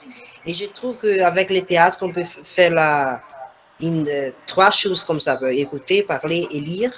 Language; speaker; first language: French; non-native, fluent; Portuguese